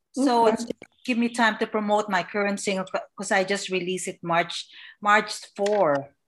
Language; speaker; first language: English; non-native, local second language; Filipino